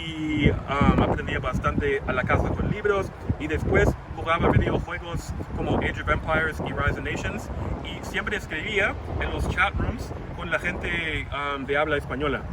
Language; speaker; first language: Spanish; non-native, fluent; English